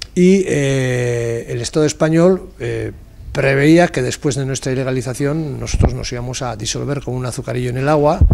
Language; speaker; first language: Spanish; native; Spanish